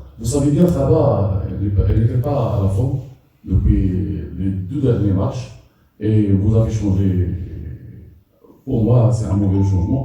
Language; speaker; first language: French; non-native, local second language; Arabic